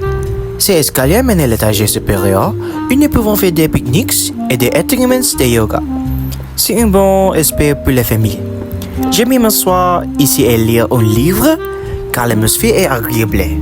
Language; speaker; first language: French; non-native, learner; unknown